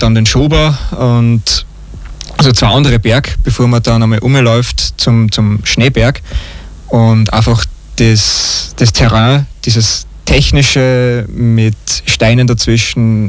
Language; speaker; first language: German; native; German